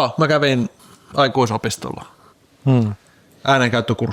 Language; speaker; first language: Finnish; native; Finnish